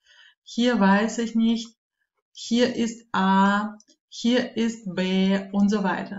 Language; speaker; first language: German; non-native, fluent; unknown